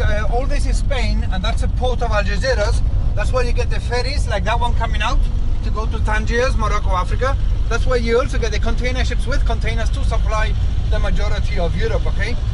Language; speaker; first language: English; non-native, local second language; Spanish